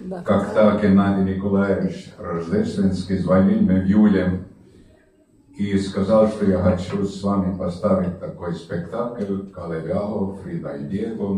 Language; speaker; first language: Russian; native; Russian